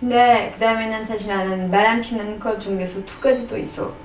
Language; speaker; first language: Korean; non-native, fluent; French